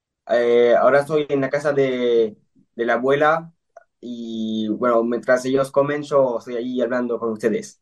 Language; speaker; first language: Spanish; early bilingual, heritage; Spanish